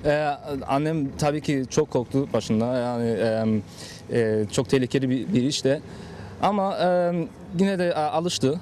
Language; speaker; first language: Turkish; early bilingual, heritage; Turkish